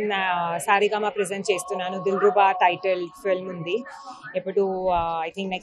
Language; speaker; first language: Telugu; non-native, learner; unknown